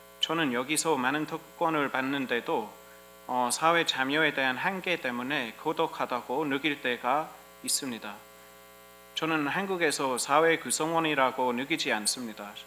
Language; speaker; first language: Korean; non-native, fluent; English